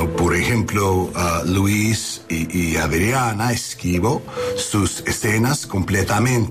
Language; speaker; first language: Spanish; non-native, learner; English